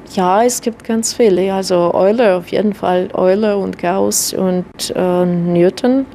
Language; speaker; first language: German; non-native, fluent; Russian